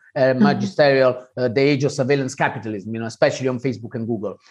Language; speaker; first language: English; non-native, fluent; Italian